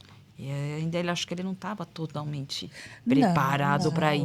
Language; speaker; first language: Portuguese; native; Portuguese